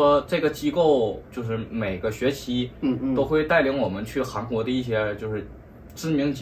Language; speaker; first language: Chinese; native; Chinese